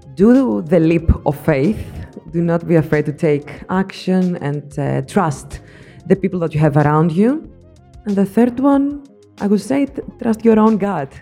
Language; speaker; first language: English; non-native, fluent; Greek